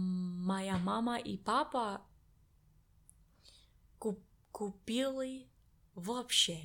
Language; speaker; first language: Russian; non-native, learner; English